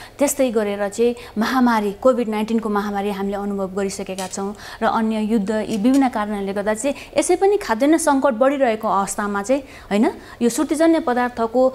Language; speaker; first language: Nepali; native; Nepali